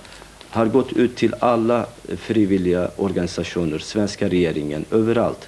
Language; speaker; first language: Swedish; non-native, fluent; Kurdish